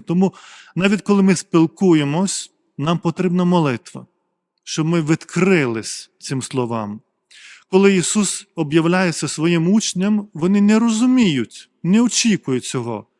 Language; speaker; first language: Ukrainian; non-native, fluent; Lithuanian